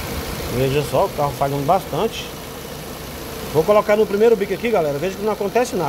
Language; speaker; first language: Portuguese; native; Portuguese